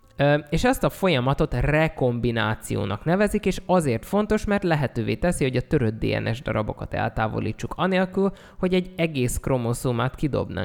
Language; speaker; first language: Hungarian; native; Hungarian